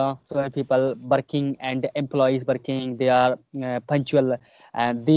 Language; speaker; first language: English; non-native, learner; Hindi